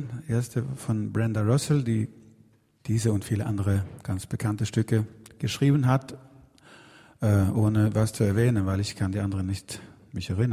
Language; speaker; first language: German; non-native, fluent; Swedish